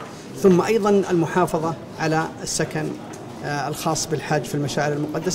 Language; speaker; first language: Arabic; native; Arabic